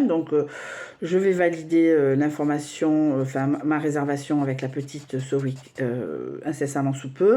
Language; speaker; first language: French; native; French